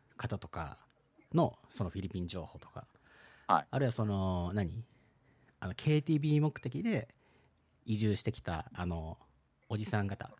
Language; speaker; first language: Japanese; early bilingual, heritage; Japanese